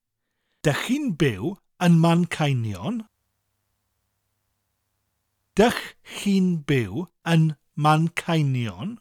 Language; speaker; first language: Welsh; non-native, fluent; English